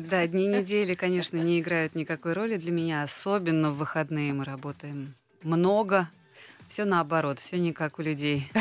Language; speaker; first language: Russian; native; Russian